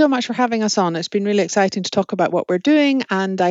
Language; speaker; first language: English; native; English